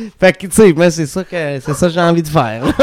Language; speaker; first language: French; native; French